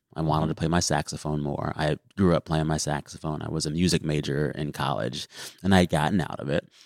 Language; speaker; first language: English; native; English